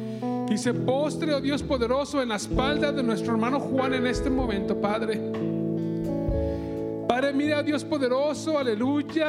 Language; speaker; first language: Spanish; native; Spanish